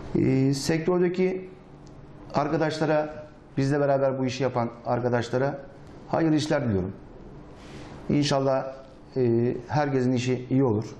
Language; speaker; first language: Turkish; native; Turkish